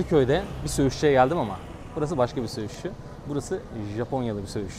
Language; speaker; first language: Turkish; native; Turkish